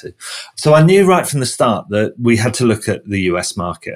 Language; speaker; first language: English; native; English